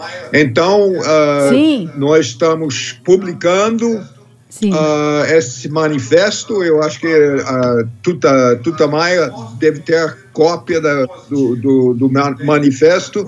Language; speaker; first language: Portuguese; non-native, fluent; English